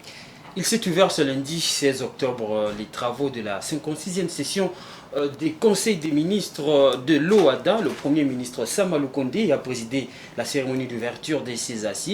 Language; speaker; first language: French; native; French